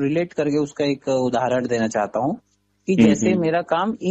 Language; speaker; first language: Hindi; native; Hindi